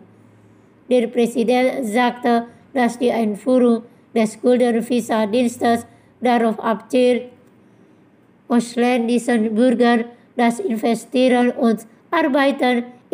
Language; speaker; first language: German; non-native, fluent; Indonesian